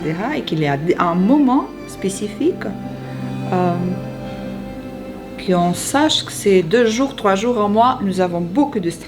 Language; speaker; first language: French; non-native, fluent; Portuguese